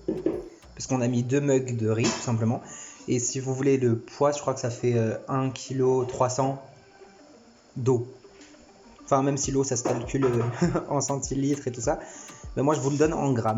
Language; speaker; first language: French; early bilingual, other home language; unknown